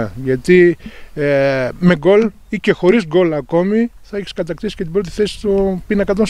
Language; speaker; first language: Greek; native; Greek